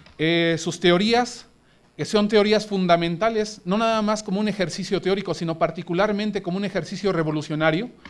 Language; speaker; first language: Spanish; native; Spanish